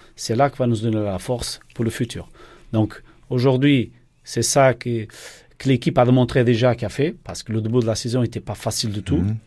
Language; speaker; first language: French; non-native, fluent; Portuguese